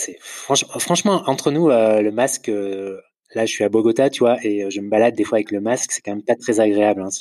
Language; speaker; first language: French; native; French